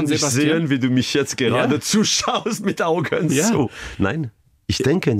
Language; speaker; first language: German; non-native, fluent; French